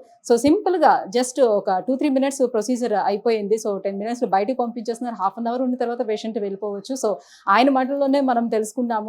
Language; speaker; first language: Telugu; native; Telugu